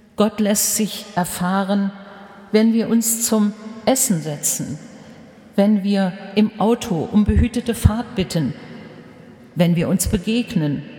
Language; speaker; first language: German; native; German